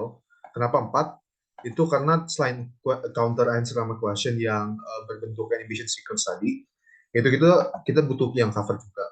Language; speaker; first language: Indonesian; native; Indonesian